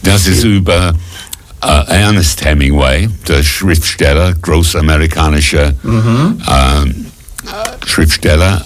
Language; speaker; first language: German; non-native, fluent; English